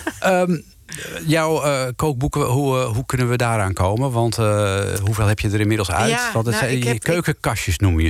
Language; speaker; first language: Dutch; native; Dutch